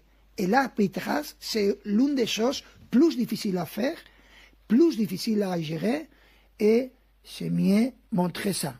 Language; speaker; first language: French; non-native, fluent; Spanish